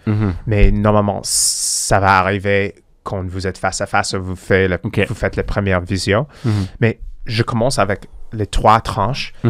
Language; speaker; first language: French; non-native, fluent; English